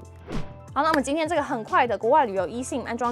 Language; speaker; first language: Chinese; native; Chinese